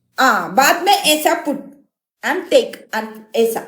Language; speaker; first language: Hindi; non-native, learner; Malayalam